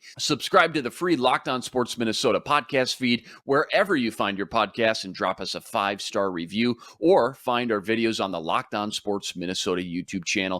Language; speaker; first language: English; native; English